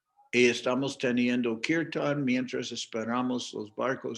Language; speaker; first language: Spanish; non-native, fluent; English